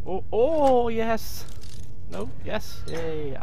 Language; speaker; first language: English; native; English